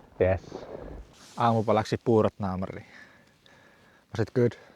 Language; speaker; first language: Finnish; native; Finnish